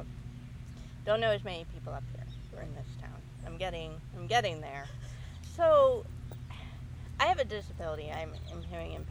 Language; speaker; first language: English; native; English